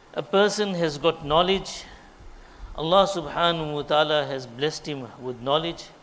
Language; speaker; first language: English; native; English